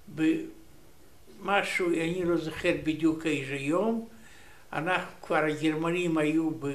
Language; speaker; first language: Hebrew; non-native, learner; Romanian